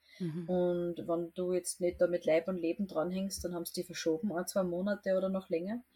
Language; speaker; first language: German; native; German